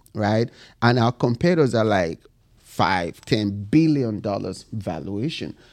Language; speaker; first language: English; non-native, local second language; Bini